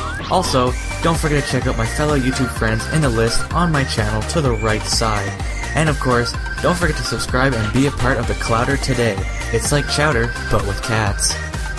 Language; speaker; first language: English; early bilingual, other home language; French